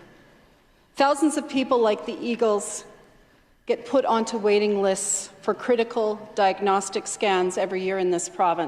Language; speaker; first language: English; native; English